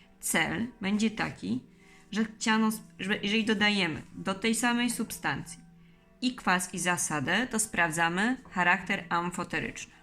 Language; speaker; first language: Polish; native; Polish